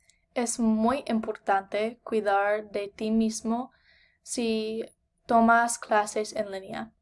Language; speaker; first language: Spanish; non-native, learner; English